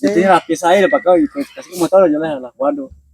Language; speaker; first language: Spanish; native; Spanish